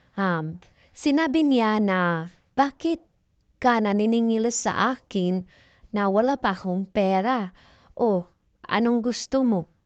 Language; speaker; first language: Filipino; non-native, local second language; Cebuano